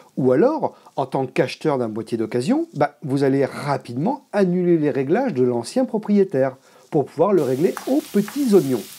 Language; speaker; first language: French; native; French